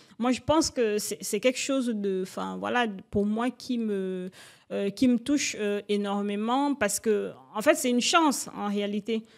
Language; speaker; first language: French; native; French